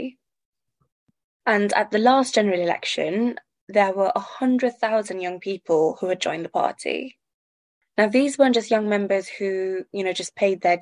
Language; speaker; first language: English; native; English